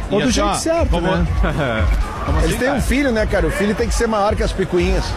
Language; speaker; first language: Portuguese; native; Portuguese